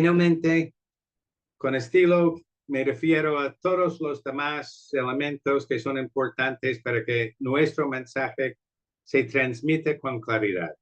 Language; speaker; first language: Spanish; non-native, fluent; English